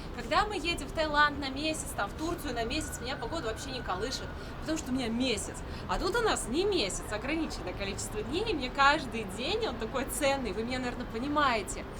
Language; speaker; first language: Russian; native; Russian